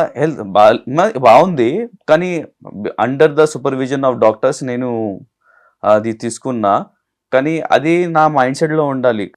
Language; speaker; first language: Telugu; non-native, local second language; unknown